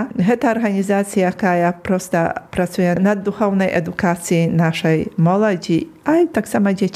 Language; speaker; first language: Polish; non-native, local second language; Belarusian